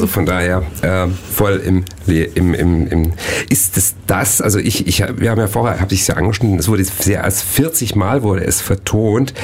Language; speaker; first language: German; native; German